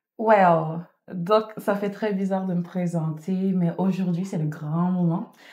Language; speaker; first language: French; non-native, local second language; Haitian Creole